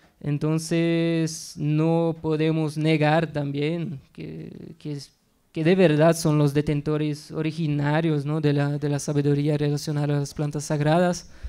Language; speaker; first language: Spanish; non-native, fluent; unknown